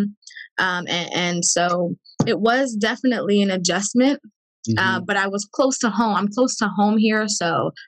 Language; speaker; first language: English; native; English